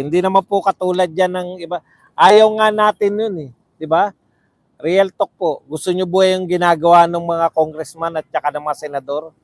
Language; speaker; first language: Filipino; native; Filipino